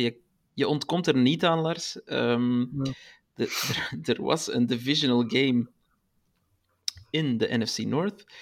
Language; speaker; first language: Dutch; native; Dutch